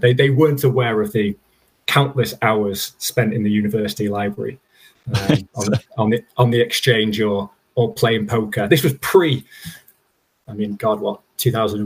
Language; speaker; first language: English; native; English